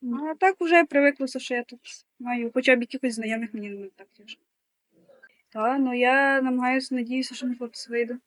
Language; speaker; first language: Ukrainian; native; Ukrainian